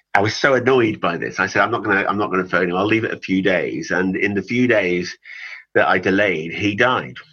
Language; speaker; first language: English; native; English